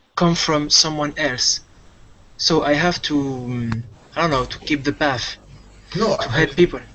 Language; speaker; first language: English; non-native, fluent; French